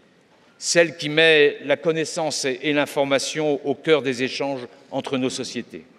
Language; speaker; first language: French; native; French